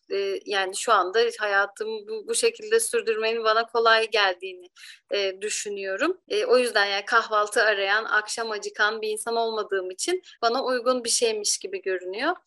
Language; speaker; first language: Turkish; native; Turkish